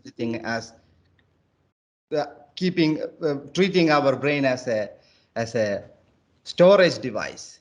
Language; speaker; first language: English; non-native, local second language; Malayalam